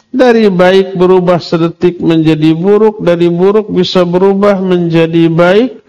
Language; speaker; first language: Indonesian; non-native, local second language; Sundanese